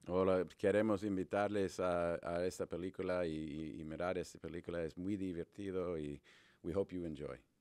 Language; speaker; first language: Spanish; non-native, learner; English